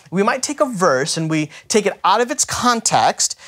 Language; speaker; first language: English; native; English